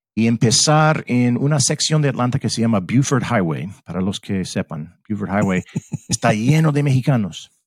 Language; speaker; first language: Spanish; non-native, fluent; English